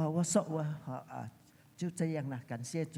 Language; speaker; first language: Chinese; early bilingual, heritage; Chinese